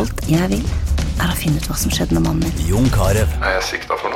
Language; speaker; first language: Norwegian; native; Norwegian